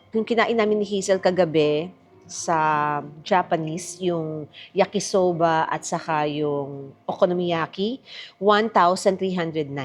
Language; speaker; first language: Filipino; native; Filipino